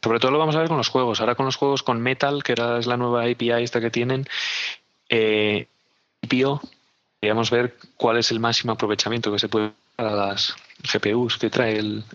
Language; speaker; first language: Spanish; native; Spanish